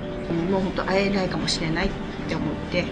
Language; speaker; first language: Japanese; native; Japanese